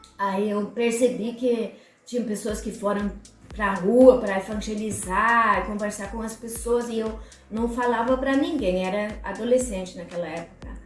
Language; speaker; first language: Portuguese; non-native, fluent; German